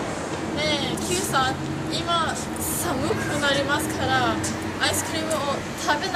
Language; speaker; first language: Japanese; non-native, learner; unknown